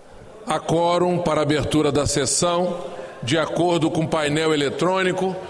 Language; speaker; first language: Portuguese; native; Portuguese